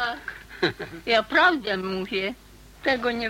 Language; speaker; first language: Polish; early bilingual, heritage; Polish